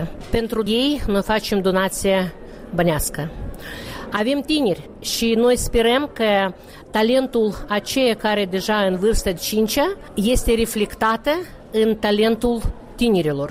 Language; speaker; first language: Romanian; non-native, local second language; Russian